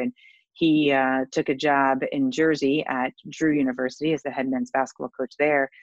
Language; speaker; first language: English; native; English